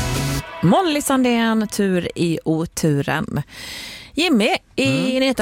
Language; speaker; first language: Swedish; native; Swedish